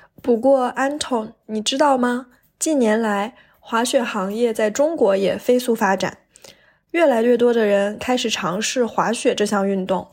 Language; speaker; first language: Chinese; native; Chinese